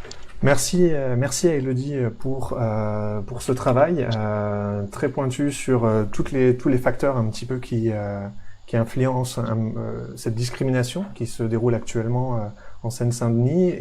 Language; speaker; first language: French; native; French